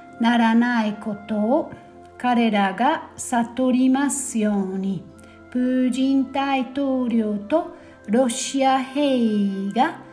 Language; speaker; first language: Japanese; non-native, fluent; German